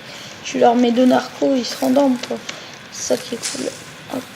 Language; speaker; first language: French; native; French